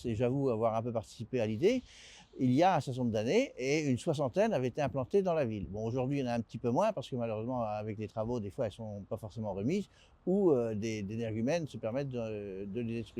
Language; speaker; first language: French; native; French